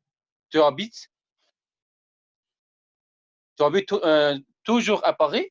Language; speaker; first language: French; non-native, learner; Kurdish